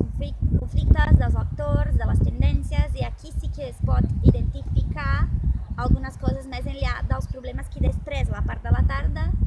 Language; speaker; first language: Catalan; non-native, fluent; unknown